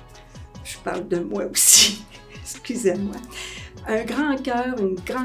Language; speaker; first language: French; native; French